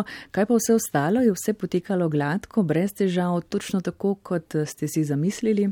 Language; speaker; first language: Slovenian; native; Slovenian